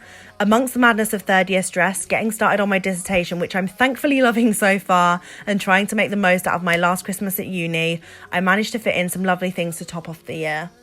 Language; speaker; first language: English; native; English